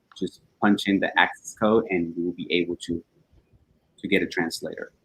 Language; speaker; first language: English; early bilingual, other home language; Spanish